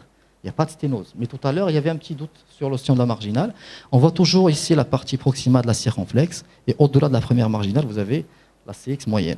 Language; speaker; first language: French; non-native, local second language; Arabic